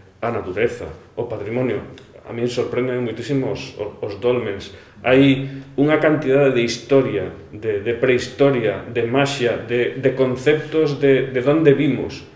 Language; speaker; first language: Galician; native; Galician